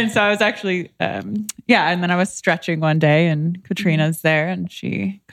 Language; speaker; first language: English; native; English